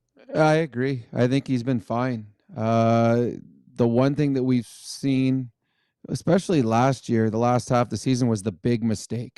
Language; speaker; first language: English; native; English